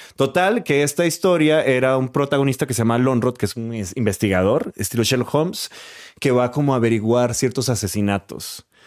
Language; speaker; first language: Spanish; native; Spanish